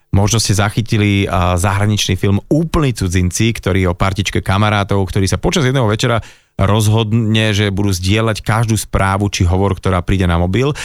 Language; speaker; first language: Slovak; native; Slovak